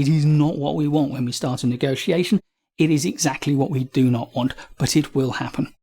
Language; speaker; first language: English; native; English